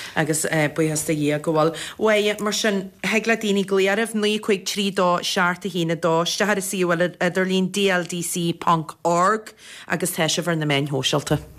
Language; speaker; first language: Irish; native; Irish